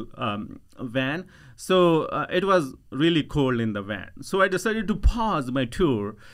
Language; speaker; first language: English; non-native, local second language; Punjabi